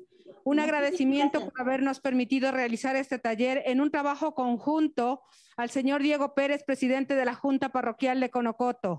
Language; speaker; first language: Spanish; native; Spanish